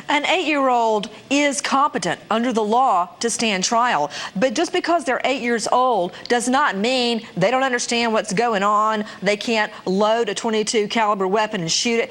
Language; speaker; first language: English; native; English